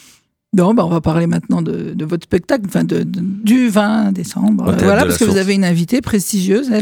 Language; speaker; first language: French; native; French